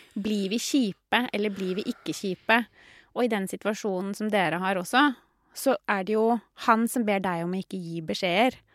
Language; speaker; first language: Norwegian; native; Norwegian